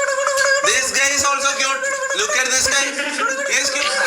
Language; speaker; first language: English; non-native, local second language; Malayalam